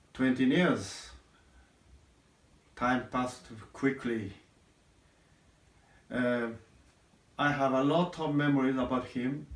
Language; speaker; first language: English; non-native, learner; Japanese